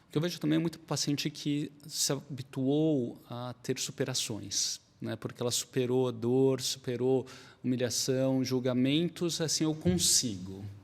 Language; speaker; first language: Portuguese; native; Portuguese